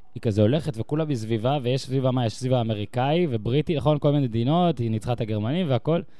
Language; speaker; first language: Hebrew; native; Hebrew